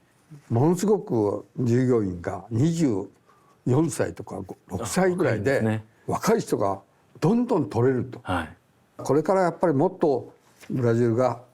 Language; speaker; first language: Japanese; native; Japanese